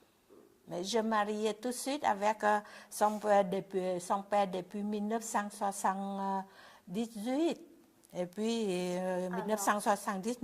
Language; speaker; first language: French; non-native, learner; Vietnamese